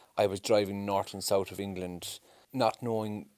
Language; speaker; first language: English; native; English